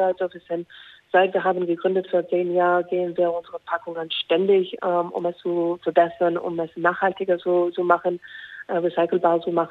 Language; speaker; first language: German; non-native, fluent; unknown